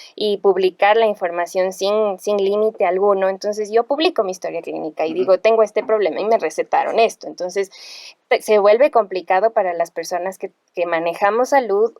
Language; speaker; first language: Spanish; native; Spanish